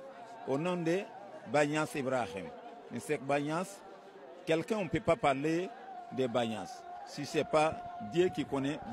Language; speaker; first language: French; non-native, local second language; Mossi